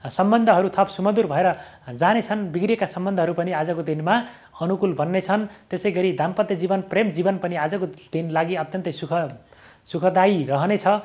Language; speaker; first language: Nepali; native; Nepali